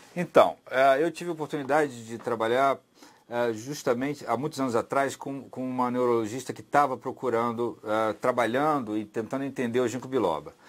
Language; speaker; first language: Portuguese; native; Portuguese